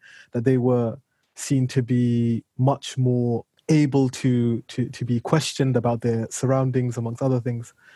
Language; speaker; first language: English; native; English